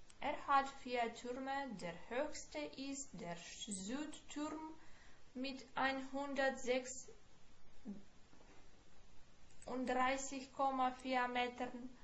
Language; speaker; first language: German; non-native, fluent; Ukrainian